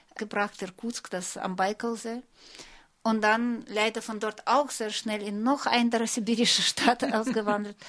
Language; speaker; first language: German; non-native, fluent; Russian